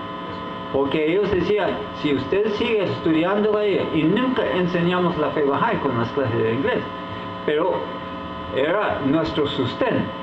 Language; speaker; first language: Spanish; non-native, fluent; English